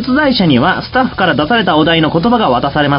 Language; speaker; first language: Japanese; native; Japanese